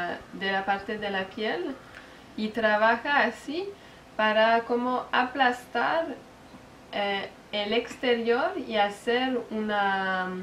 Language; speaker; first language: Spanish; non-native, fluent; French